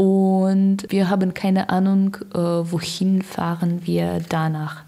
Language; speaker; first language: German; non-native, learner; Russian